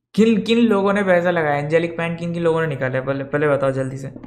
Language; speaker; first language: Hindi; non-native, local second language; Bangla